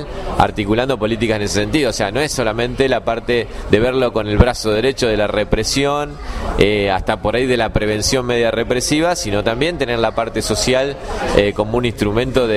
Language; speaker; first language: Spanish; native; Spanish